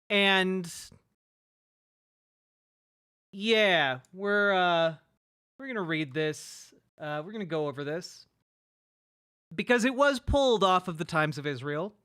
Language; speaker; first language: English; native; English